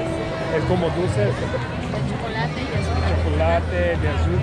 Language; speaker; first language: Spanish; non-native, learner; English